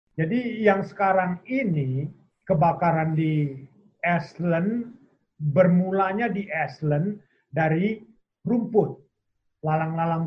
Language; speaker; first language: Indonesian; native; Indonesian